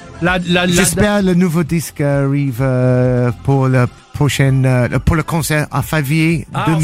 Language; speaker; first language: French; non-native, learner; English